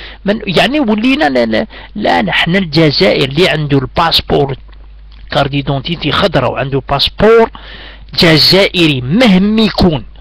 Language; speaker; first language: Arabic; native; Arabic